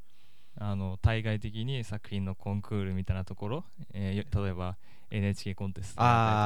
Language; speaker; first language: Japanese; native; Japanese